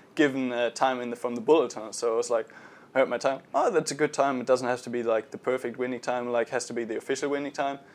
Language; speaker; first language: English; non-native, fluent; German